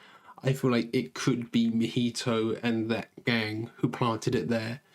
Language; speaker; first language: English; native; English